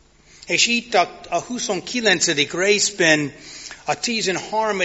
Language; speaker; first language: Hungarian; non-native, fluent; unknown